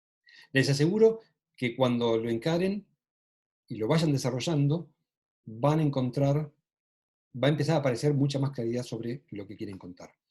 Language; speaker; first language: Spanish; native; Spanish